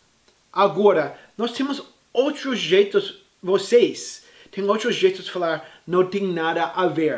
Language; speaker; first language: Portuguese; non-native, fluent; English